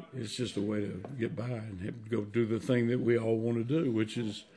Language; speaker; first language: English; native; English